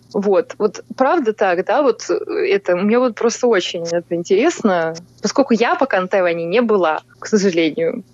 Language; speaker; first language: Russian; native; Russian